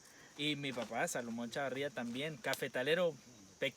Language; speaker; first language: Spanish; native; Spanish